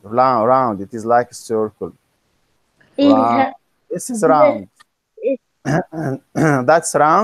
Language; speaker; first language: English; non-native, fluent; Arabic